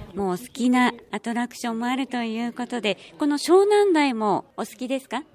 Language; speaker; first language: Japanese; native; Japanese